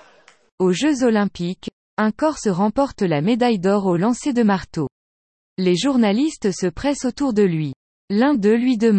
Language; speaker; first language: French; native; French